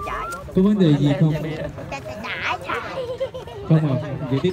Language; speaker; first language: Vietnamese; native; Vietnamese